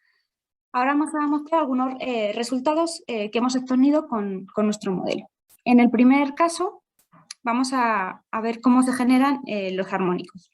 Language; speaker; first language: Spanish; native; Spanish